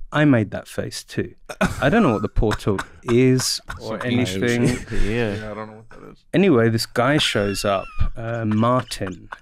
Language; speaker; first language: English; native; English